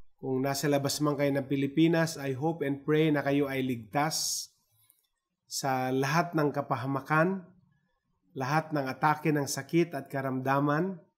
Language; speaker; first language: Filipino; native; Filipino